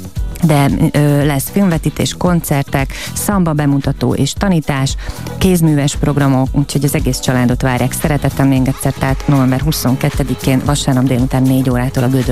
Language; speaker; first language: Hungarian; native; Hungarian